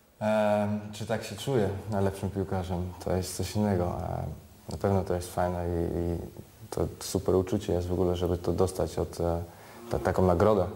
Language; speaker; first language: Polish; early bilingual, heritage; Polish